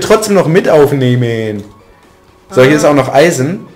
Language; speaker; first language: German; native; German